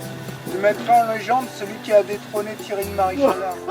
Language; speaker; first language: French; native; French